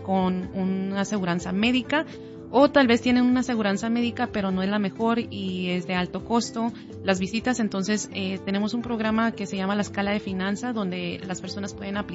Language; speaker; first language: Spanish; native; Spanish